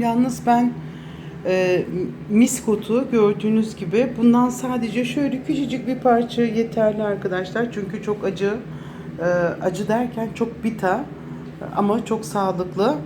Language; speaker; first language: Turkish; native; Turkish